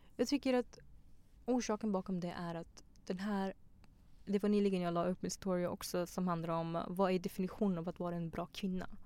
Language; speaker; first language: Swedish; early bilingual, other home language; Persian